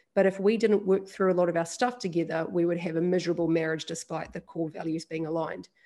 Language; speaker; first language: English; native; English